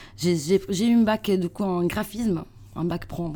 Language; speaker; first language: French; non-native, learner; Italian